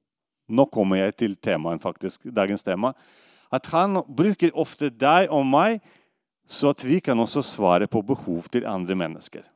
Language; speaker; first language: Norwegian; non-native, fluent; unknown